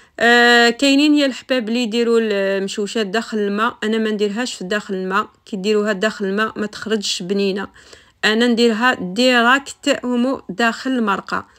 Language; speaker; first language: Arabic; non-native, local second language; Kabyle